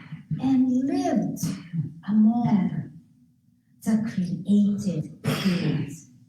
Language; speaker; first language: English; non-native, fluent; Japanese